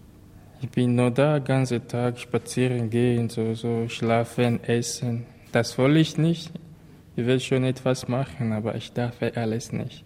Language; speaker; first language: German; non-native, learner; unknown